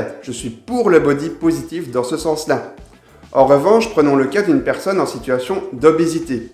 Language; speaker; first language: French; native; French